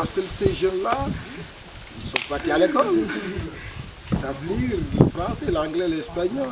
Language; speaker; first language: French; non-native, local second language; Wolof